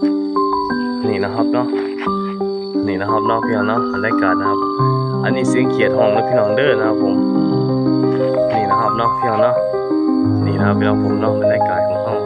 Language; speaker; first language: Thai; non-native, local second language; Northeastern Thai